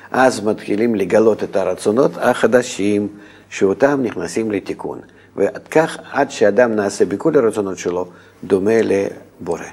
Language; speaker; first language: Hebrew; non-native, fluent; Russian